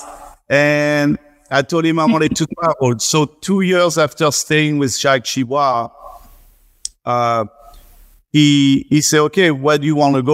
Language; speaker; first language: English; non-native, fluent; French